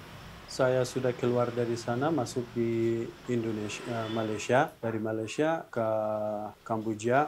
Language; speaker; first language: Indonesian; non-native, learner; Persian